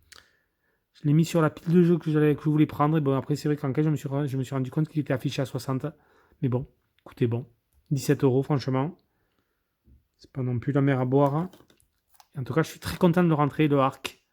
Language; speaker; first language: French; native; French